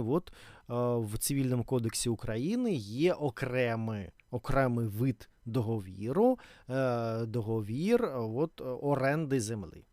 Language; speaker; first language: Ukrainian; non-native, learner; Russian